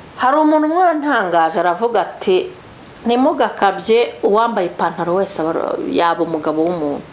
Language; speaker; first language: Kinyarwanda; native; Kinyarwanda